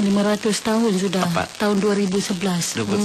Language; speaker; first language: Malay; native; Malay